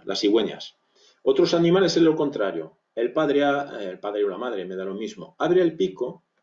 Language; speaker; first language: Spanish; early bilingual, other home language; French